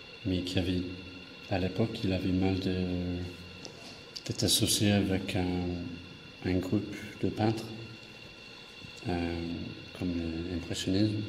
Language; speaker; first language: French; non-native, fluent; English